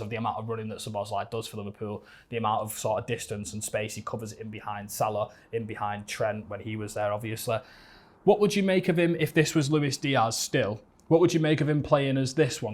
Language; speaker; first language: English; native; English